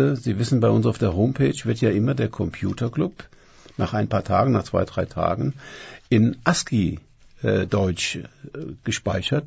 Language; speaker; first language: German; native; German